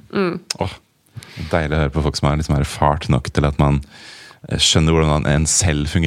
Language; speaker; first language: Norwegian; native; Norwegian